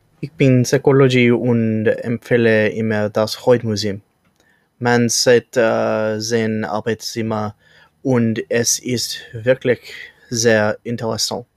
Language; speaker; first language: German; non-native, learner; English